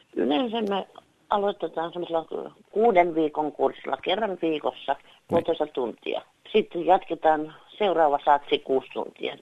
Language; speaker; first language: Finnish; native; Finnish